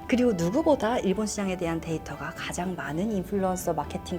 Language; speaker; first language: Korean; native; Korean